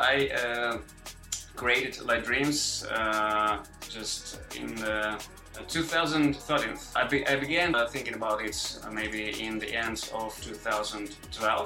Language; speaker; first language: English; non-native, learner; Ukrainian